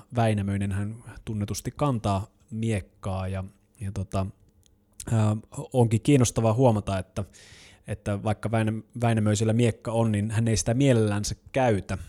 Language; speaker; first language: Finnish; native; Finnish